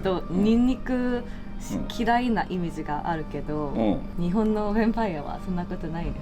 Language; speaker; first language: Japanese; non-native, learner; Korean